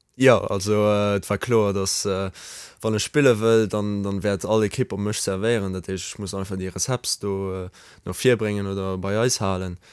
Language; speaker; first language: Luxembourgish; early bilingual, other home language; Polish